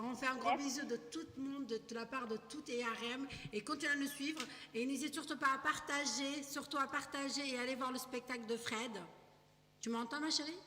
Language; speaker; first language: French; native; French